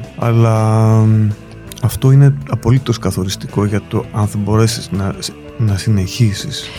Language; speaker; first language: Greek; native; Greek